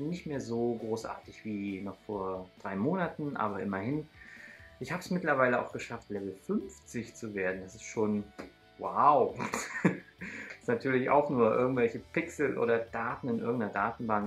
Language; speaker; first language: German; native; German